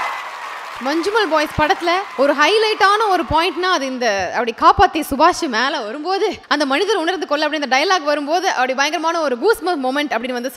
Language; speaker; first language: Tamil; native; Tamil